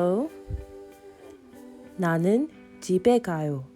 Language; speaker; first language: Korean; non-native, learner; English